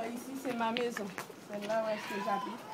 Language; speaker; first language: French; non-native, local second language; Haitian Creole